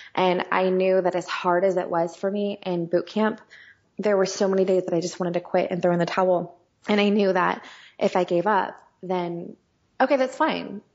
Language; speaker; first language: English; native; English